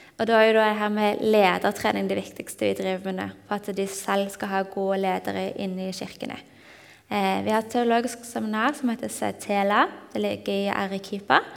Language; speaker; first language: Norwegian; native; Norwegian